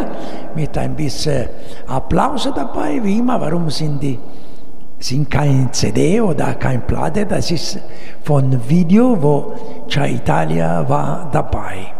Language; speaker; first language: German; non-native, learner; Italian